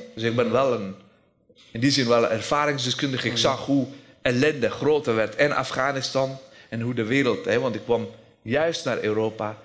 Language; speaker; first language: Dutch; non-native, fluent; Persian